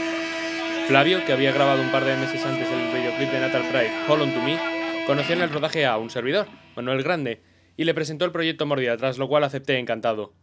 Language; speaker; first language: Spanish; native; Spanish